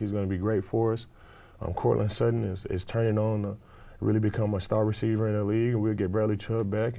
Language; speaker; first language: English; native; English